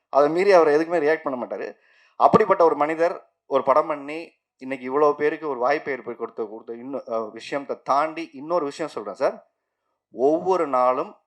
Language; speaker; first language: Tamil; native; Tamil